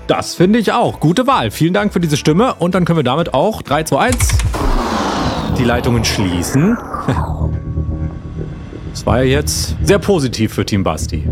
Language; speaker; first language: German; native; German